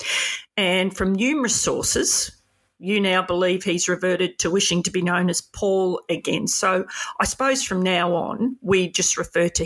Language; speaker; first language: English; native; English